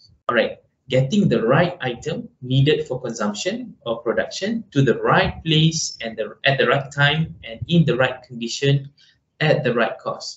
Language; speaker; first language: English; non-native, local second language; Malay